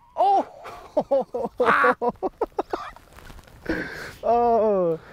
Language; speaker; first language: English; native; English